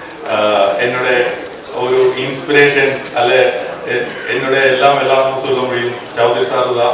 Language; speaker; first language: Tamil; non-native, learner; Malayalam